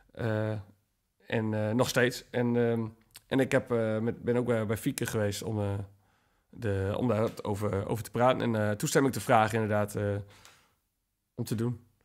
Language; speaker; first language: Dutch; native; Dutch